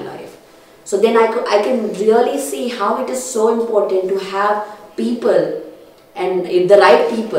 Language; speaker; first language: English; non-native, local second language; Telugu